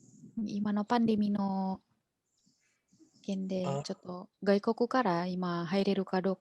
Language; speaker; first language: Japanese; non-native, fluent; Indonesian